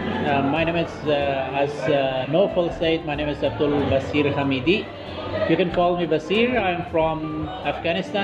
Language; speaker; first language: English; non-native, fluent; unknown